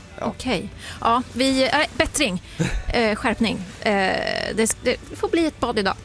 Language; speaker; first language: Swedish; native; Swedish